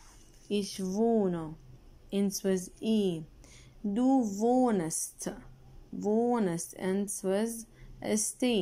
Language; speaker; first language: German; non-native, learner; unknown